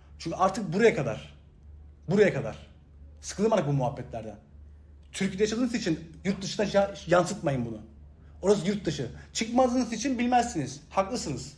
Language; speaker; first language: Turkish; early bilingual, heritage; Turkish